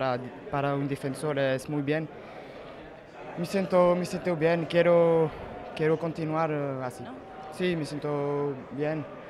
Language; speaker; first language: Spanish; non-native, learner; French